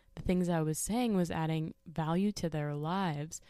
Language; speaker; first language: English; native; English